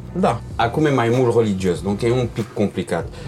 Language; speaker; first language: Romanian; non-native, learner; French